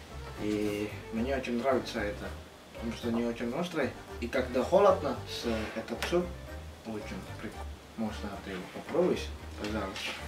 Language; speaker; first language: Russian; non-native, learner; Indonesian